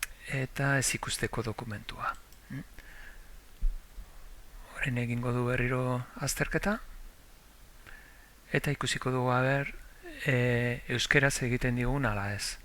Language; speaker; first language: Basque; non-native, local second language; Spanish